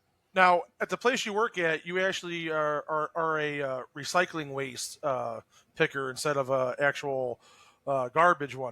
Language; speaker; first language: English; native; English